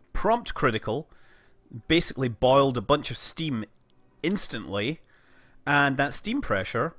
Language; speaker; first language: English; native; English